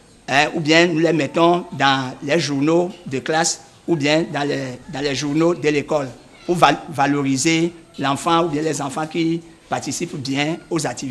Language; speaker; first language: French; native; French